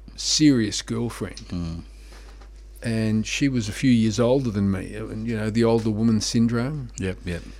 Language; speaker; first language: English; native; English